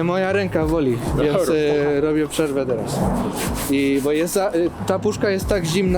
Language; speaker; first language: Polish; non-native, learner; Spanish